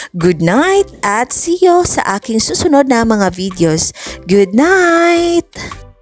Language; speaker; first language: Filipino; non-native, local second language; Cebuano